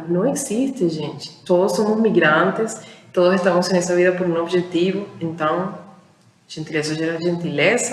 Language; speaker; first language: Portuguese; non-native, fluent; Spanish